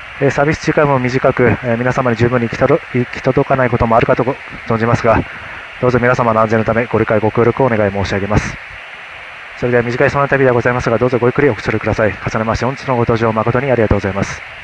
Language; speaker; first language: Japanese; native; Japanese